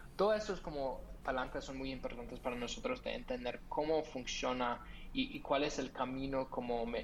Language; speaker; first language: Spanish; non-native, fluent; English